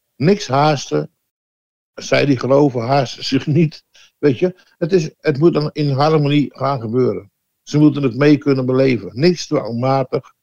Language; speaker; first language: Dutch; native; Dutch